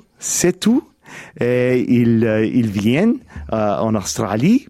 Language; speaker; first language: French; non-native, learner; English